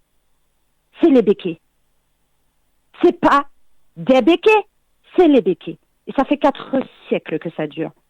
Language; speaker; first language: French; native; French